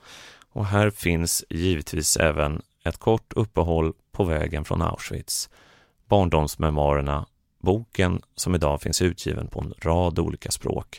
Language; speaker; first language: Swedish; native; Swedish